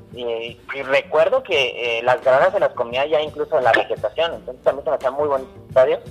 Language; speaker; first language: Spanish; native; Spanish